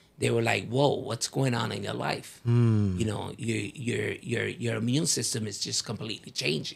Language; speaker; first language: English; early bilingual, other home language; Spanish